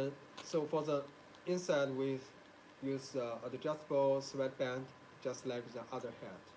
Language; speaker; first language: English; non-native, learner; Chinese